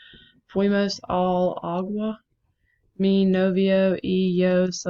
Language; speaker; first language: Spanish; non-native, learner; English